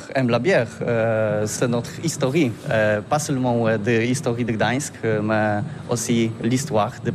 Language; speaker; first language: French; non-native, learner; Polish